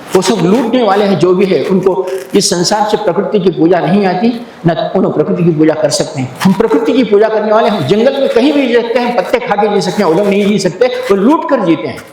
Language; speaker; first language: Hindi; non-native, local second language; Telugu